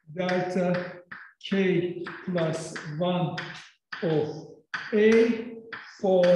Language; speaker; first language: English; non-native, fluent; Turkish